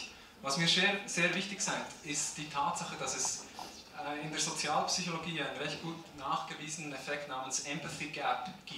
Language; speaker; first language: German; native; German